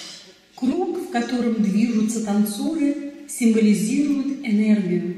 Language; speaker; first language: Russian; native; Russian